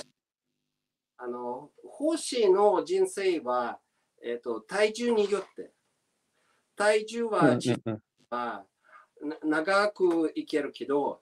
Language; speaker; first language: Japanese; non-native, learner; Russian